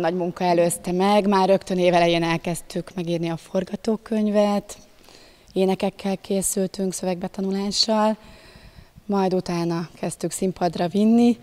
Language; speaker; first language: Hungarian; native; Hungarian